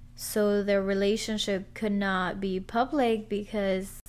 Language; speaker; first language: English; early bilingual, other home language; Spanish